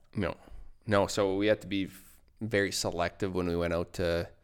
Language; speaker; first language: English; native; English